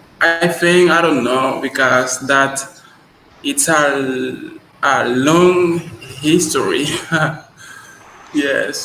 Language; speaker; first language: English; non-native, learner; Spanish